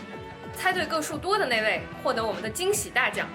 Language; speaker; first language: Chinese; native; Chinese